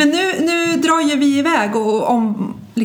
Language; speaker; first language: Swedish; native; Swedish